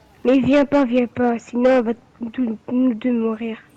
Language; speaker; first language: French; native; French